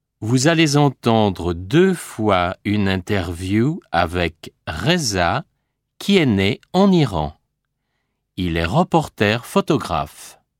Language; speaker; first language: French; native; French